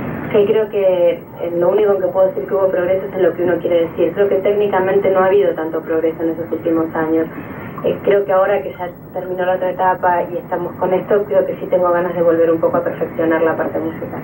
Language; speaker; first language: Spanish; native; Spanish